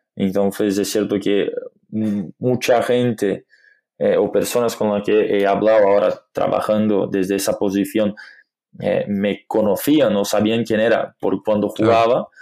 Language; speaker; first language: Spanish; non-native, fluent; Portuguese